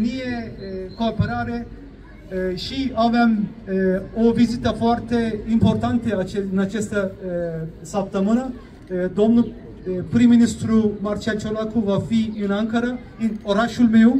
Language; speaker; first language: Romanian; non-native, learner; Turkish